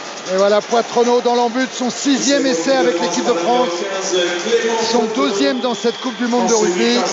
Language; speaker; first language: French; native; French